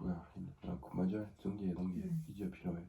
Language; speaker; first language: Korean; non-native, learner; French